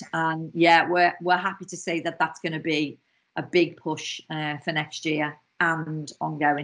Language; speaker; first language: English; native; English